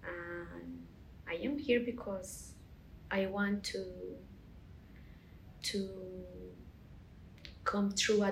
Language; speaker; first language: English; non-native, learner; Spanish